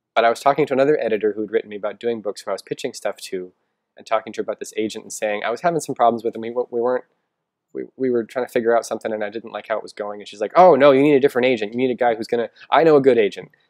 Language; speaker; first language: English; native; English